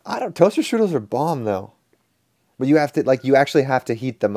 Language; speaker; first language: English; native; English